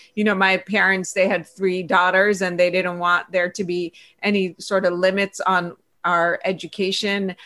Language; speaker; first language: English; early bilingual, other home language; Persian